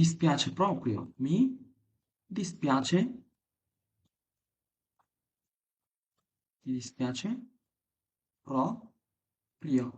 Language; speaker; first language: Italian; non-native, fluent; Bangla